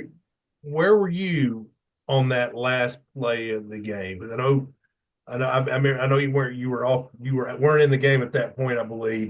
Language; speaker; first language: English; native; English